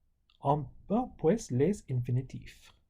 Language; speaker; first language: French; non-native, fluent; English